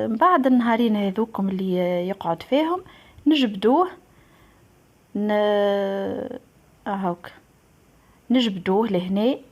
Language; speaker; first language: Arabic; native; Arabic